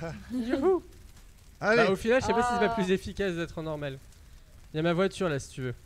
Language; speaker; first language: French; native; French